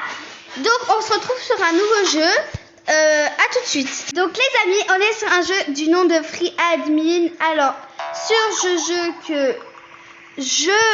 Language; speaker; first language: French; native; French